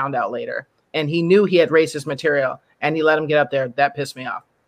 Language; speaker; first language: English; native; English